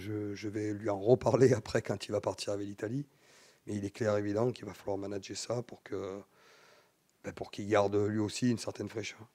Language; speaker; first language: French; native; French